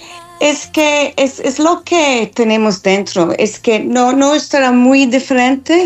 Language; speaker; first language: Spanish; non-native, fluent; English